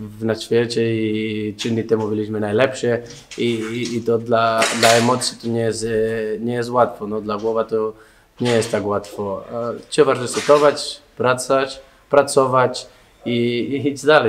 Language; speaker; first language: Polish; non-native, learner; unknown